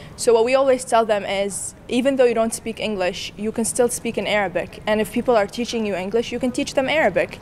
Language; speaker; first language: English; non-native, fluent; Kurdish